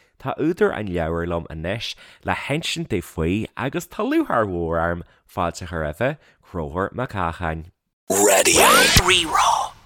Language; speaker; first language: Irish; non-native, local second language; English